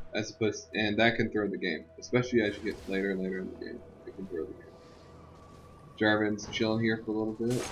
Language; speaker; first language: English; native; English